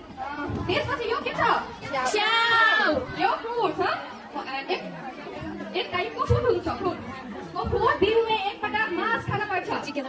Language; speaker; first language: Nepali; non-native, learner; Bangla